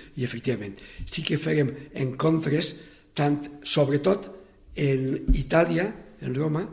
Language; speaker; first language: Catalan; native; Catalan